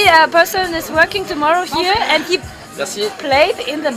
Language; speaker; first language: English; non-native, learner; German